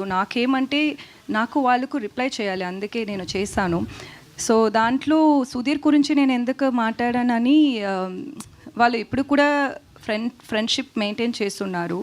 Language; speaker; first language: Telugu; non-native, learner; Tamil